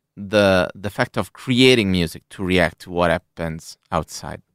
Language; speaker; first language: English; non-native, fluent; Italian